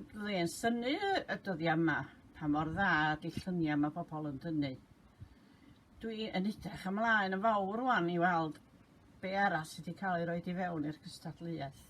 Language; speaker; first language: Welsh; native; Welsh